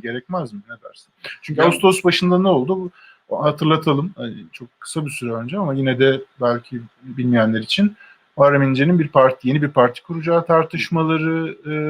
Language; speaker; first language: Turkish; native; Turkish